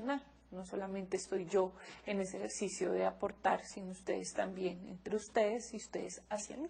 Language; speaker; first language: Spanish; native; Spanish